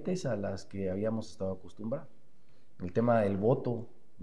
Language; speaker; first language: Spanish; native; Spanish